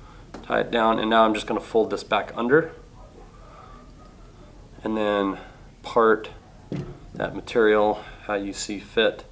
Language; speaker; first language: English; native; English